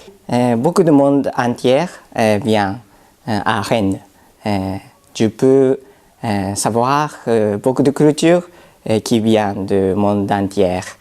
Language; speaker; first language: French; non-native, learner; Japanese